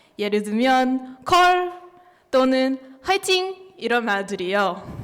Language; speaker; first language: Korean; non-native, learner; English